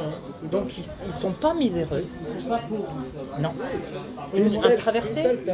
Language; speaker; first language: French; native; French